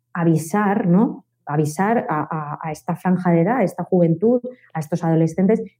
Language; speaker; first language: Spanish; native; Spanish